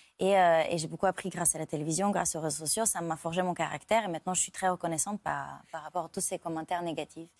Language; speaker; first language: French; non-native, fluent; Bulgarian